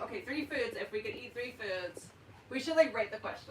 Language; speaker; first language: English; native; English